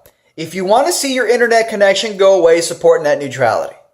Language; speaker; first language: English; native; English